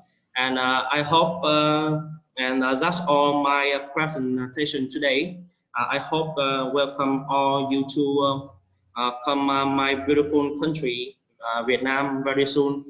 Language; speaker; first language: English; non-native, fluent; Vietnamese